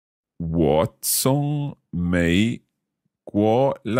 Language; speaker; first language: Chinese; non-native, learner; English